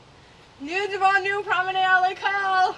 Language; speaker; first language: French; non-native, learner; English